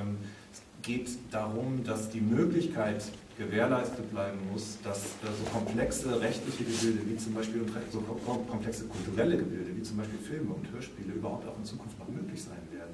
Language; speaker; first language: German; native; German